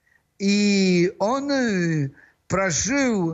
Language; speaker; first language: Russian; non-native, fluent; Polish